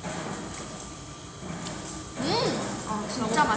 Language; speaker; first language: Korean; non-native, fluent; Thai